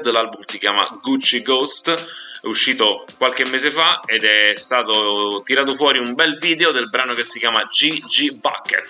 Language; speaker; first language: Italian; native; Italian